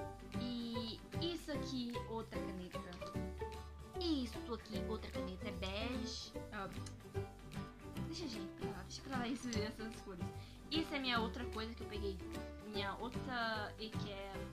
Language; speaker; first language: Portuguese; early bilingual, heritage; Portuguese